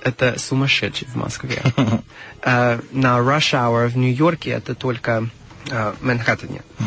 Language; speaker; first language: Russian; non-native, learner; English